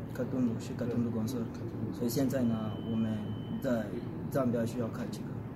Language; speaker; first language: Chinese; non-native, learner; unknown